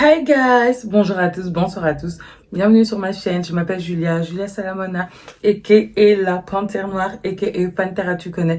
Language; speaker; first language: French; native; French